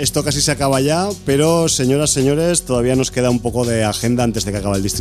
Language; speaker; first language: Spanish; native; Spanish